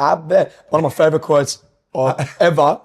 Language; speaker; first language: English; native; English